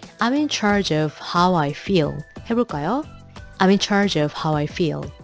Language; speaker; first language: English; non-native, fluent; Korean